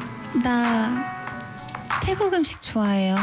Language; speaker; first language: Korean; non-native, fluent; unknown